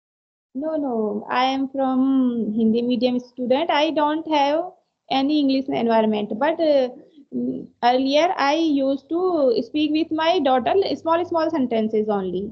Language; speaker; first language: English; non-native, learner; Hindi